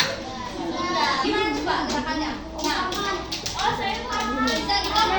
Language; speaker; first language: Indonesian; native; Indonesian